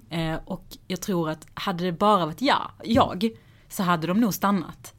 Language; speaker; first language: Swedish; early bilingual, other home language; Persian